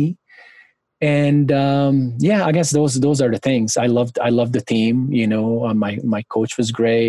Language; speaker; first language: English; non-native, fluent; Hungarian